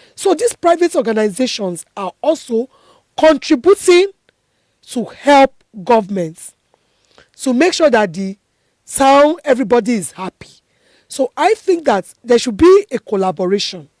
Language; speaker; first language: English; non-native, local second language; Yoruba